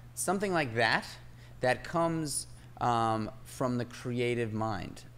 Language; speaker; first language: English; native; English